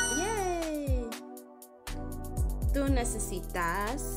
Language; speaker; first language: Spanish; non-native, learner; English